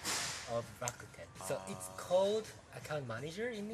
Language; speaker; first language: English; non-native, fluent; Japanese